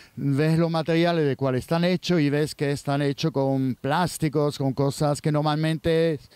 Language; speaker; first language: Spanish; non-native, fluent; Swiss German